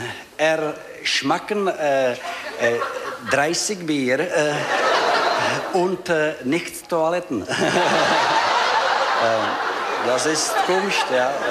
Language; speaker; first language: German; non-native, learner; Czech